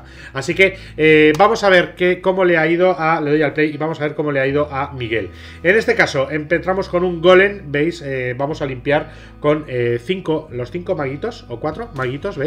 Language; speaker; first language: Spanish; native; Spanish